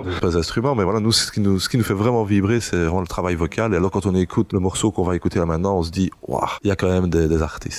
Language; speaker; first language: French; native; French